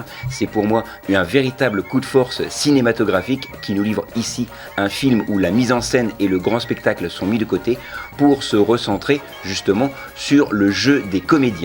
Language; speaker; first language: French; native; French